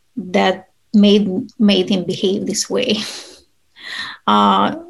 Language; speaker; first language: English; non-native, fluent; Ukrainian